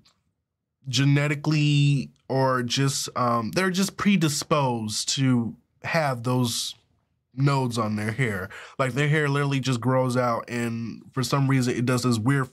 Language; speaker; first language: English; native; English